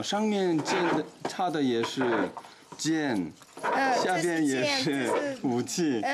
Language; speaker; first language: Chinese; non-native, fluent; Korean